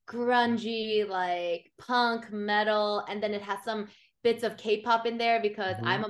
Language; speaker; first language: English; early bilingual, other home language; Korean